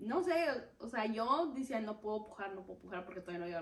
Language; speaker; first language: Spanish; early bilingual, heritage; Spanish